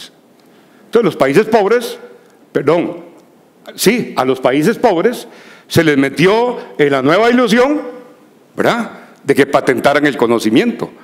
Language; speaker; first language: Spanish; native; Spanish